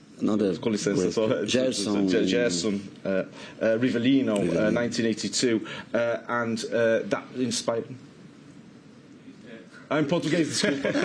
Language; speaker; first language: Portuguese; non-native, fluent; English